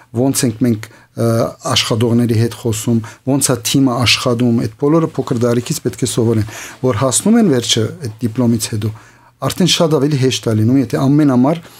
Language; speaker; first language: Armenian; early bilingual, heritage; Armenian